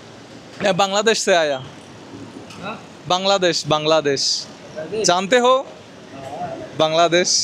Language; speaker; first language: Hindi; non-native, learner; Bangla